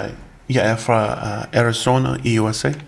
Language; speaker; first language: Danish; non-native, learner; English